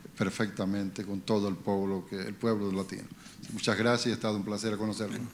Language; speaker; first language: Spanish; native; Spanish